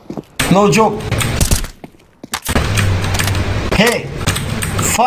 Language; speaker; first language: English; non-native, fluent; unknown